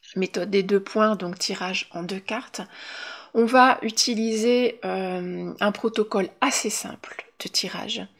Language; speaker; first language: French; native; French